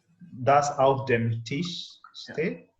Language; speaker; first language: German; non-native, learner; English